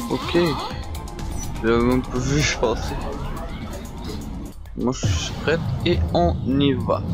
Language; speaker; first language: French; native; French